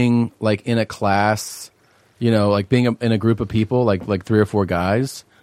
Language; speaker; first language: English; native; English